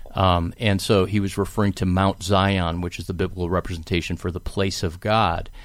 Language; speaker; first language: English; native; English